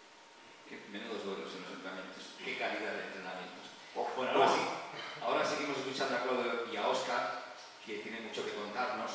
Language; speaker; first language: Spanish; native; Spanish